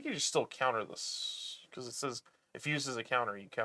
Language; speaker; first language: English; native; English